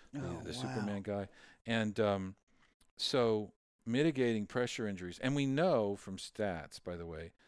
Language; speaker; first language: English; native; English